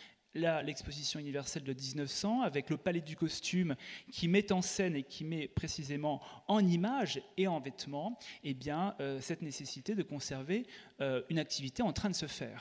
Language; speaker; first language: French; native; French